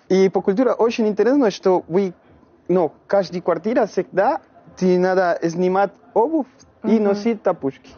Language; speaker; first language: Russian; non-native, learner; Spanish